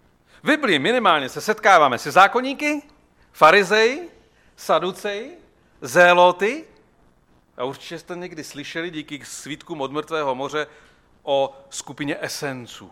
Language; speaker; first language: Czech; native; Czech